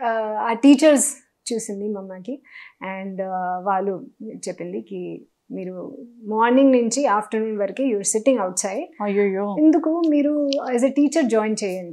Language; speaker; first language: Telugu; non-native, learner; Hindi